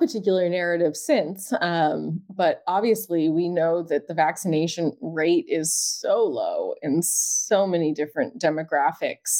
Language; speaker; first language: English; native; English